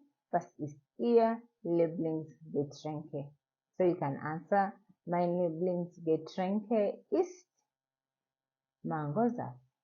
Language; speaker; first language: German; non-native, learner; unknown